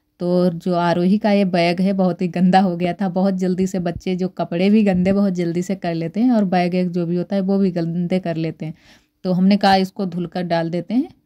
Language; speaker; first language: Hindi; native; Hindi